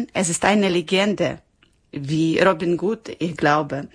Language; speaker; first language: German; non-native, learner; Ukrainian